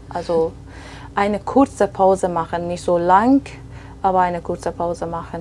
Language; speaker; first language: German; non-native, fluent; Persian